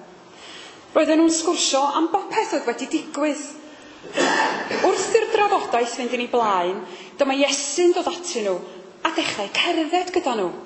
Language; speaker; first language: Welsh; native; Welsh